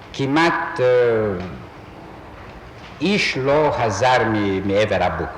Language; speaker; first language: Hebrew; non-native, fluent; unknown